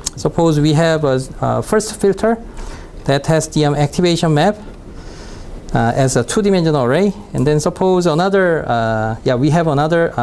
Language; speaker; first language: English; non-native, fluent; Korean